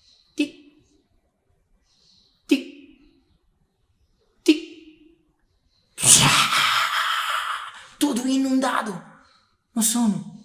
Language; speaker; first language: Portuguese; non-native, fluent; Spanish